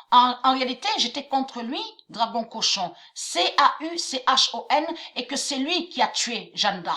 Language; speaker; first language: French; native; French